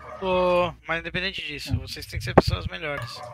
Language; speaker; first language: Portuguese; native; Portuguese